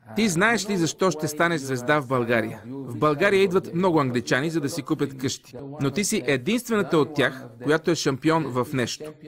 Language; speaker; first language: Bulgarian; native; Bulgarian